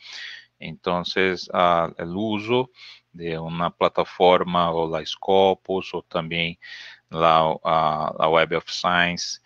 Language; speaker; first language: Spanish; non-native, learner; Portuguese